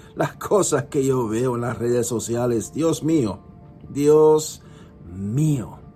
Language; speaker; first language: Spanish; early bilingual, heritage; Spanish